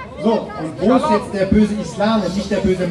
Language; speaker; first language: German; native; German